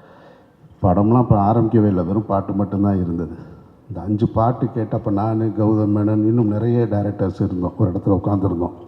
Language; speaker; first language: Tamil; native; Tamil